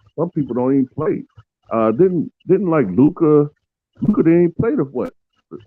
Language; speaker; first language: English; native; English